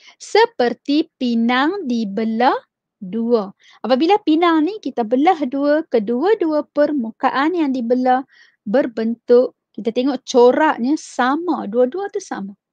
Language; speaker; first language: Malay; non-native, local second language; Tamil